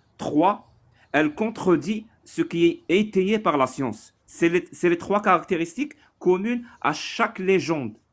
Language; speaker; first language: French; non-native, local second language; Arabic